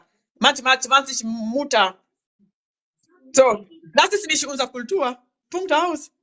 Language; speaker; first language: German; non-native, learner; Lingala